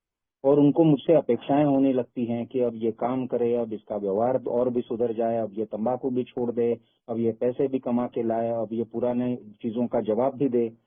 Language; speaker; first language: Hindi; native; Hindi